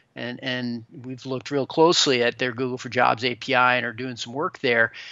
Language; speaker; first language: English; native; English